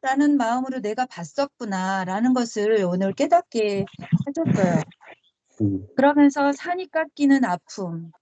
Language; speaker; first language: Korean; native; Korean